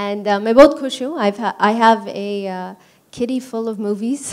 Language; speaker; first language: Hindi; early bilingual, heritage; English